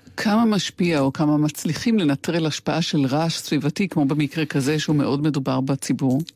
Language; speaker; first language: Hebrew; native; Hebrew